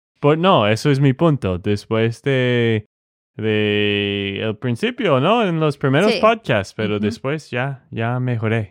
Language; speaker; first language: Spanish; non-native, fluent; English